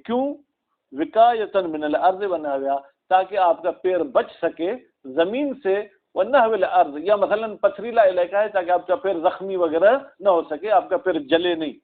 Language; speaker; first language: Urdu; non-native, local second language; Sindhi